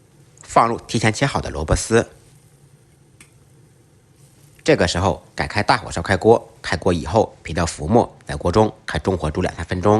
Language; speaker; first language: Chinese; native; Chinese